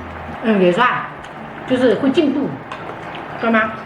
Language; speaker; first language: Chinese; native; Chinese